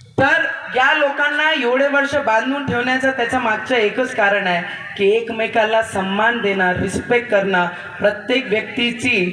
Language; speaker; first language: Marathi; non-native, local second language; Hindi